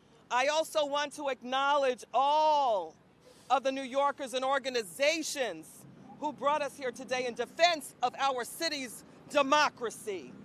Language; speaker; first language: English; native; English